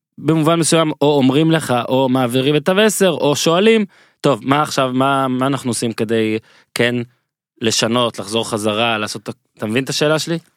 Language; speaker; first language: Hebrew; native; Hebrew